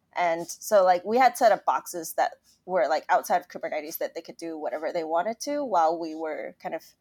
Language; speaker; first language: English; non-native, local second language; Cantonese